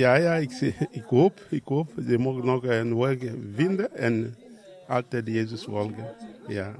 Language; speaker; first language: Dutch; non-native, learner; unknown